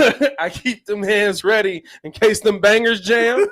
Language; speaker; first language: English; native; English